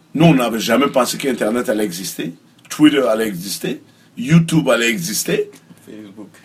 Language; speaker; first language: French; non-native, local second language; Mossi